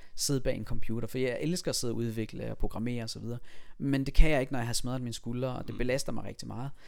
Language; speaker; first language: Danish; early bilingual, other home language; Persian